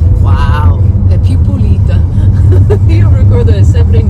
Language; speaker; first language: Italian; non-native, learner; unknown